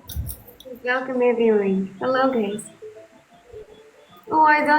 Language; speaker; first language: English; non-native, learner; Russian